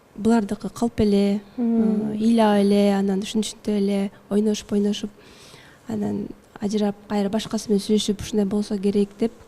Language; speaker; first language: Kyrgyz; native; Kyrgyz